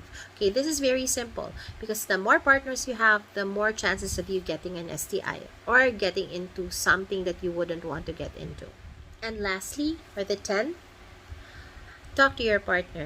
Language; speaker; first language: English; non-native, local second language; Filipino